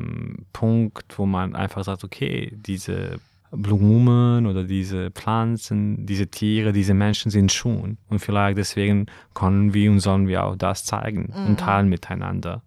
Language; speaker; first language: German; non-native, fluent; Serbian